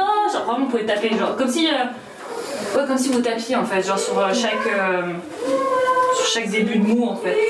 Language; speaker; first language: French; native; French